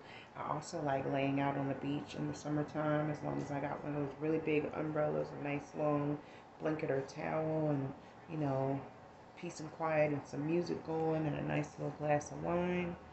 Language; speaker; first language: English; native; English